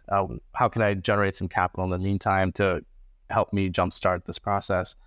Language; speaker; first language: English; early bilingual, other home language; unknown